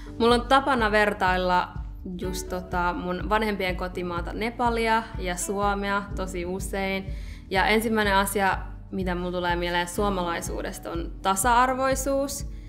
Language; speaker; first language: Finnish; early bilingual, other home language; Nepali